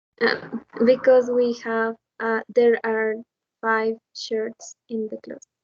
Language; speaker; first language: English; non-native, learner; Spanish